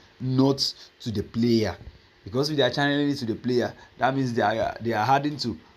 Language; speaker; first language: Nigerian Pidgin; native; Nigerian Pidgin